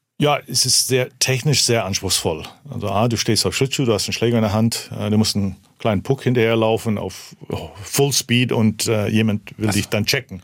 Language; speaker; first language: German; early bilingual, heritage; German